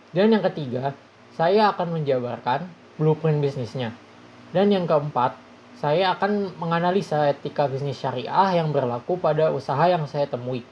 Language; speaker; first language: Indonesian; native; Indonesian